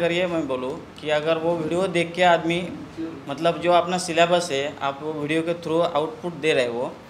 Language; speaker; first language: Hindi; non-native, local second language; Marathi